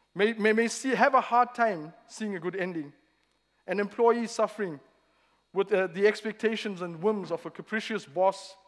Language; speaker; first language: English; native; English